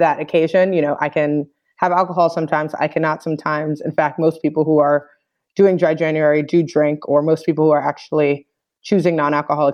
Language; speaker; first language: English; native; English